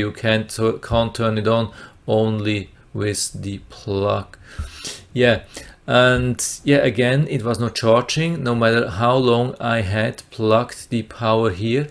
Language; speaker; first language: English; non-native, fluent; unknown